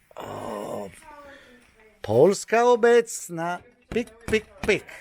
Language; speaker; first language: Polish; non-native, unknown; Italian